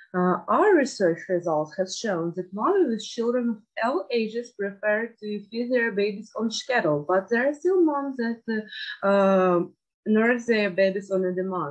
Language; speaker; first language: English; non-native, fluent; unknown